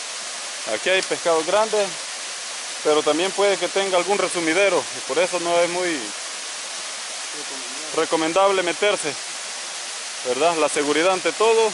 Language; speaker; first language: Spanish; native; Spanish